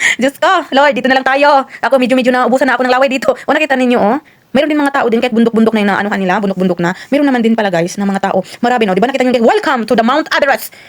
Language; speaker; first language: Filipino; non-native, local second language; Cebuano